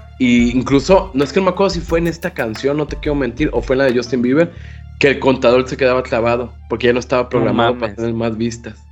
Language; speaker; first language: Spanish; native; Spanish